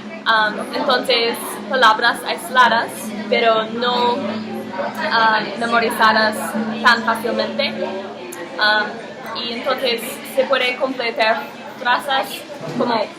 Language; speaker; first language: Spanish; non-native, learner; English